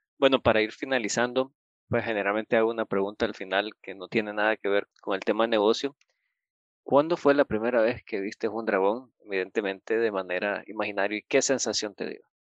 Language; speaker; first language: Spanish; native; Spanish